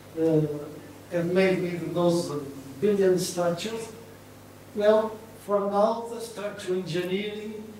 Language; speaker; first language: English; non-native, learner; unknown